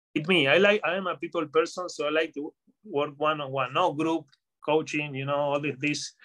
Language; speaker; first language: English; non-native, fluent; Spanish